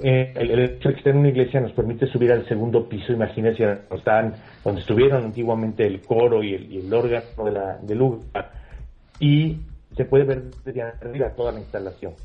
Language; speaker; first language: Spanish; native; Spanish